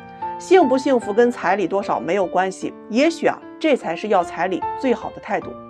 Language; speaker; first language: Chinese; native; Chinese